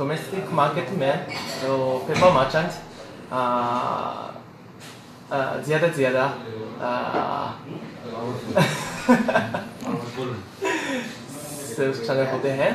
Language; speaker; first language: Urdu; non-native, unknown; Japanese